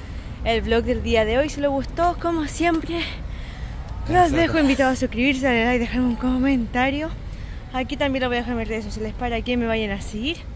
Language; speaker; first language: Spanish; native; Spanish